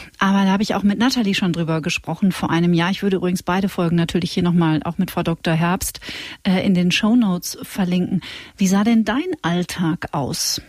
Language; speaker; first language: German; native; German